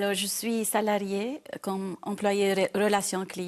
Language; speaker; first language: French; non-native, fluent; Arabic